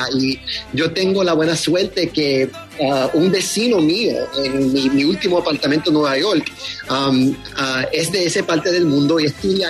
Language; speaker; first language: Spanish; early bilingual, heritage; Spanish